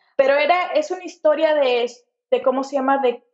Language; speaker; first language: Spanish; native; Spanish